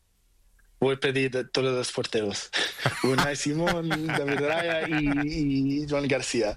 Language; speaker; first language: Spanish; non-native, learner; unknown